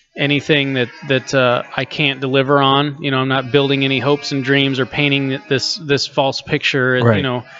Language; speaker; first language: English; native; English